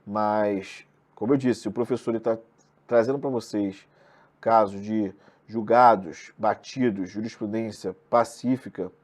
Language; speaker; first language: Portuguese; native; Portuguese